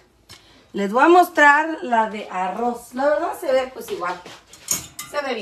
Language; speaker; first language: Spanish; native; Spanish